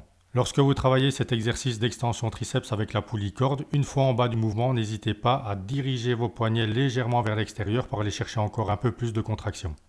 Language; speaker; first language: French; native; French